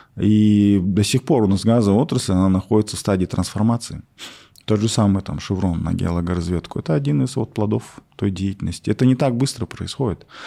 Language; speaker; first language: Russian; native; Russian